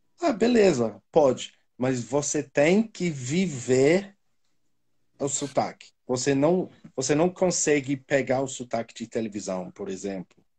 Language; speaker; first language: Portuguese; non-native, fluent; English